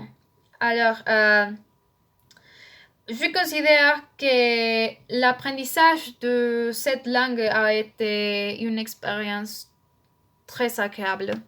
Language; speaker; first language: French; non-native, learner; Spanish